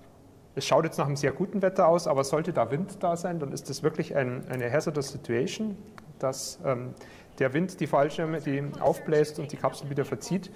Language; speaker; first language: German; native; German